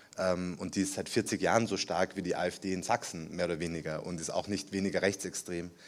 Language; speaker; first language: German; early bilingual, other home language; Spanish